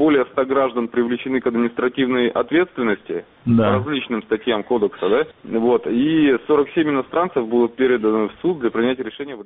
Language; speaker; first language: Russian; native; Russian